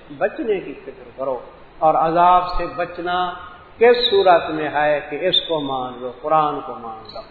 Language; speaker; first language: Urdu; non-native, local second language; Punjabi